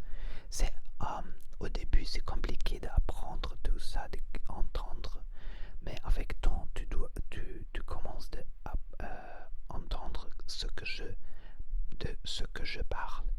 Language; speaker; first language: French; non-native, learner; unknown